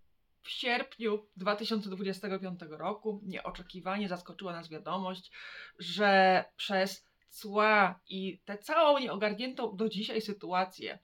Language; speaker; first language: Polish; native; Polish